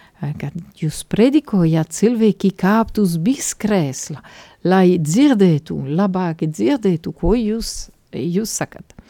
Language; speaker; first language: Latvian; non-native, fluent; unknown